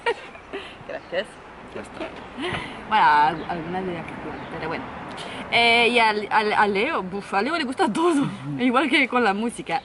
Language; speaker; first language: Spanish; non-native, fluent; Romanian